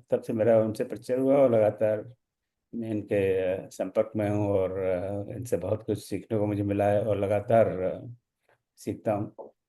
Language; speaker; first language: Hindi; native; Hindi